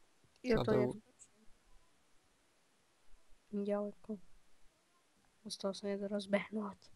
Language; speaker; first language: Czech; non-native, local second language; Slovak